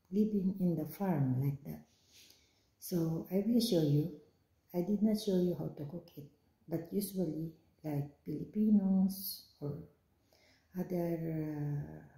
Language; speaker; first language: English; non-native, local second language; Filipino